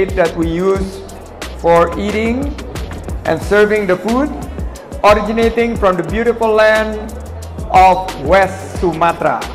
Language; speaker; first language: English; non-native, fluent; Indonesian